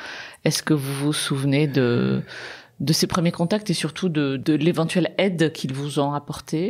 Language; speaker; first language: French; native; French